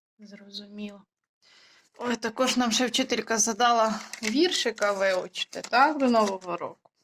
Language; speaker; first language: Ukrainian; non-native, local second language; Russian